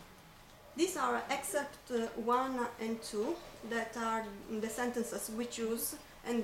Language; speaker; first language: English; non-native, fluent; Italian